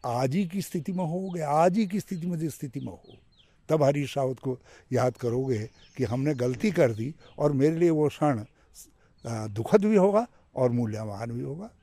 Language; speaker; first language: Hindi; native; Hindi